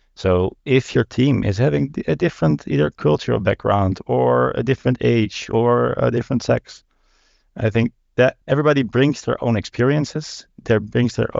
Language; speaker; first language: English; non-native, fluent; Dutch